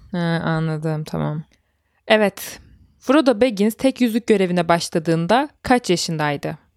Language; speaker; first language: Turkish; native; Turkish